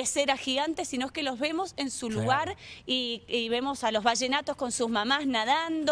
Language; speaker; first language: Spanish; native; Spanish